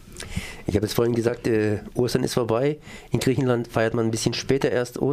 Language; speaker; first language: German; native; German